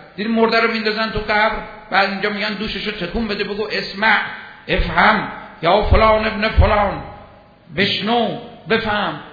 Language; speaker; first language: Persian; native; Persian